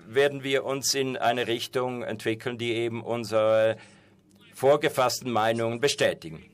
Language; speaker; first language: German; non-native, fluent; Persian